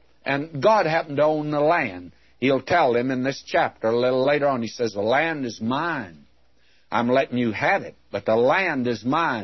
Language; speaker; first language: English; native; English